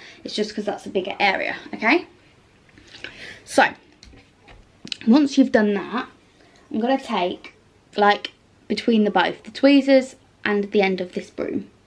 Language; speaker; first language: English; native; English